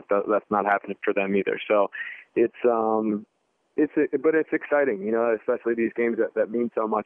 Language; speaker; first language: English; native; English